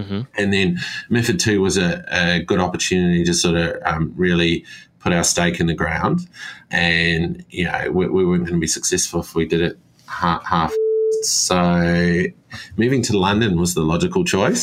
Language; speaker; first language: English; native; English